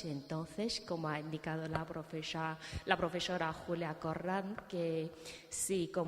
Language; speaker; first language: Spanish; non-native, fluent; Chinese